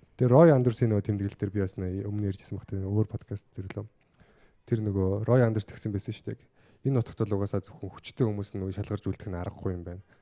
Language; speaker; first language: Mongolian; native; Mongolian